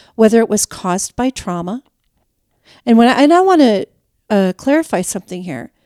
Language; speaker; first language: English; native; English